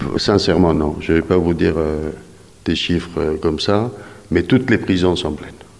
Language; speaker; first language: French; non-native, fluent; Persian